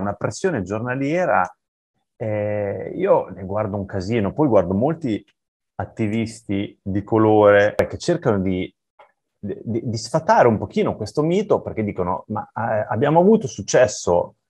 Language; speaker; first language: Italian; native; Italian